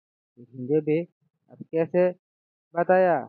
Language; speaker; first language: Hindi; non-native, learner; Bangla